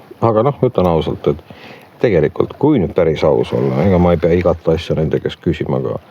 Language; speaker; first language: Estonian; native; Estonian